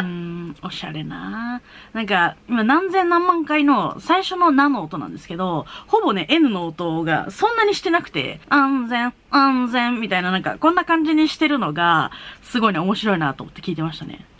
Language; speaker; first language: Japanese; native; Japanese